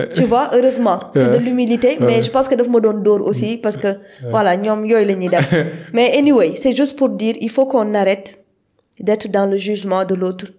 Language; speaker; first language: French; non-native, local second language; Wolof